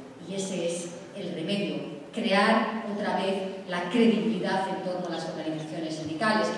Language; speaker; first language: Spanish; native; Spanish